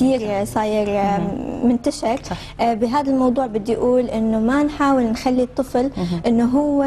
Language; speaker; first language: Arabic; native; Arabic